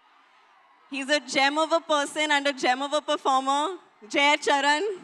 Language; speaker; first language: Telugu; non-native, learner; Hindi